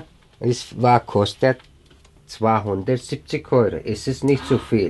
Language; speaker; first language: German; non-native, learner; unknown